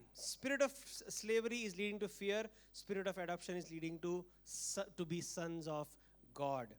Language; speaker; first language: English; non-native, local second language; Marathi